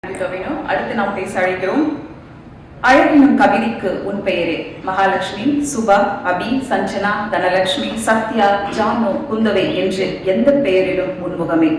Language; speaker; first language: Tamil; native; Tamil